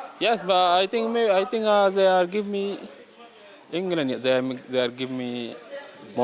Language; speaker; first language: English; non-native, learner; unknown